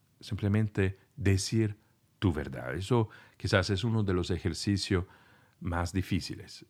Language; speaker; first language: Spanish; non-native, fluent; Italian